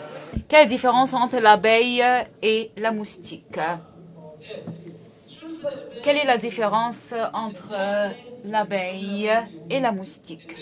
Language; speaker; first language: French; non-native, local second language; Arabic